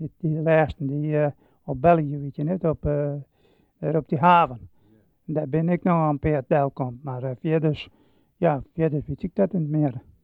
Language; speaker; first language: Dutch; non-native, local second language; Western Frisian